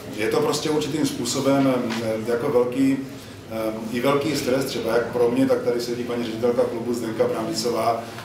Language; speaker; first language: Czech; native; Czech